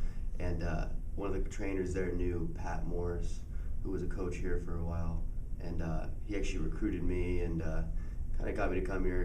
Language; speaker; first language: English; native; English